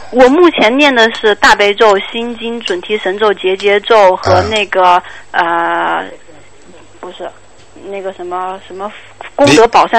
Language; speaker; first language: Chinese; native; Chinese